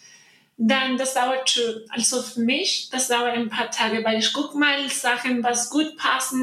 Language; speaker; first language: German; non-native, learner; Spanish